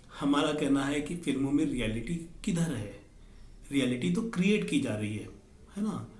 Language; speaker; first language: Hindi; native; Hindi